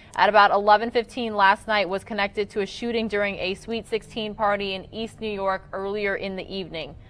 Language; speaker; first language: English; native; English